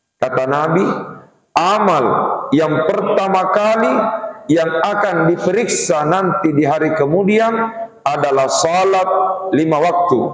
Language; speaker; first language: Malay; non-native, local second language; Buginese